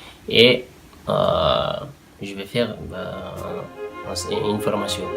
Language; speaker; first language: French; non-native, learner; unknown